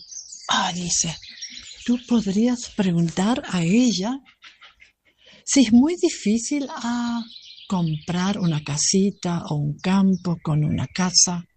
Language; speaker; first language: Spanish; non-native, fluent; German